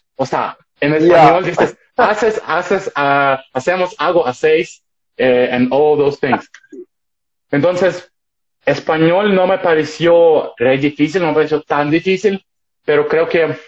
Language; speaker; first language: Spanish; non-native, fluent; Russian